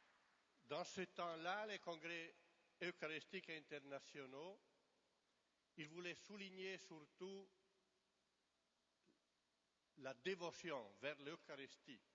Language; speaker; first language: French; non-native, fluent; Italian